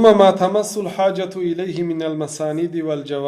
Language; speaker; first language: Arabic; non-native, fluent; Tajik